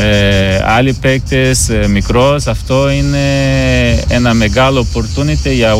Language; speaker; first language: Greek; non-native, learner; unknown